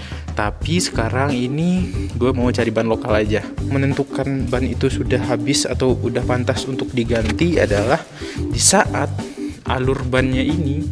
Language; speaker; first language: Indonesian; native; Indonesian